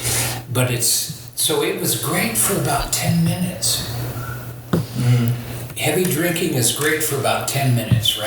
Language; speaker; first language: English; native; English